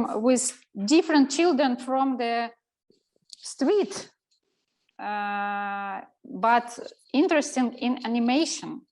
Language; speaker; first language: English; non-native, learner; Russian